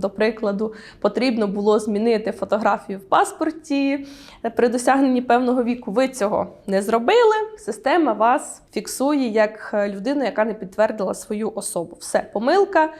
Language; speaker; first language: Ukrainian; native; Ukrainian